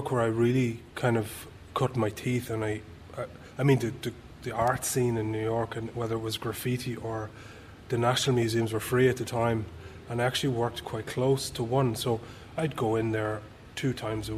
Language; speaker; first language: English; native; English